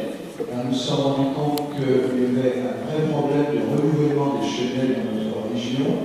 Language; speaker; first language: French; native; French